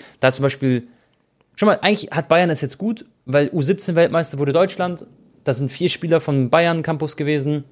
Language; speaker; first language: German; native; German